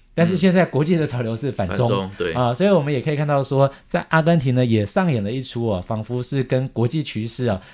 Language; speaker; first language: Chinese; native; Chinese